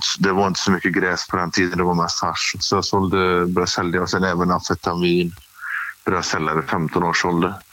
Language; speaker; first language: Swedish; native; Swedish